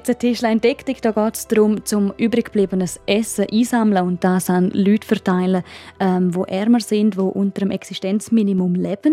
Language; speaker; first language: German; native; German